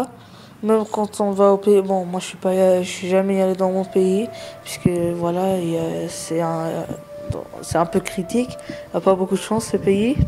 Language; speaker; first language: French; early bilingual, other home language; Arabic